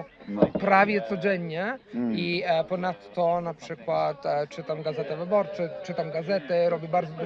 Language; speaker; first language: Polish; non-native, fluent; Italian